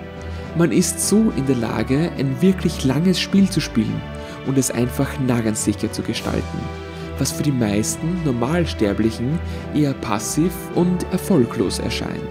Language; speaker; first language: German; native; German